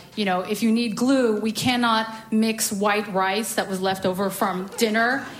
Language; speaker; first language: English; native; English